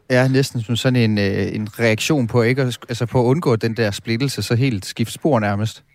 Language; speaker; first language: Danish; native; Danish